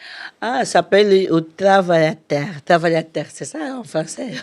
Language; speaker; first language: French; non-native, learner; Portuguese